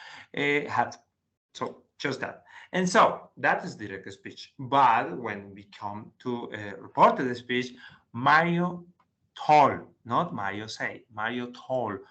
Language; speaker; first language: English; non-native, learner; Spanish